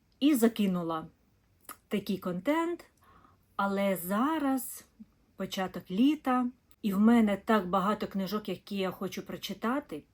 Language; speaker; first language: Ukrainian; non-native, local second language; Russian